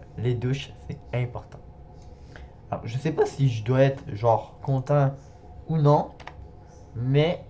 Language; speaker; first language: French; native; French